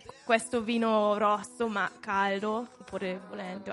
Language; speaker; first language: Italian; non-native, fluent; German